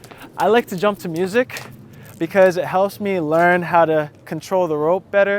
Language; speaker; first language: English; native; English